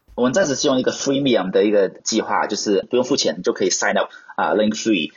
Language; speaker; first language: Chinese; non-native, local second language; Cantonese